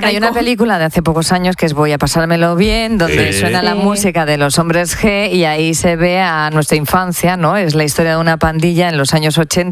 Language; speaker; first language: Spanish; native; Spanish